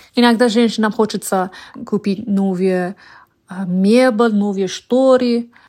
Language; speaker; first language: Russian; non-native, fluent; Persian